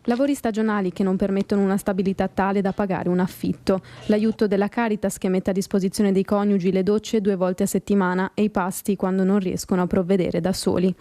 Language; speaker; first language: Italian; native; Italian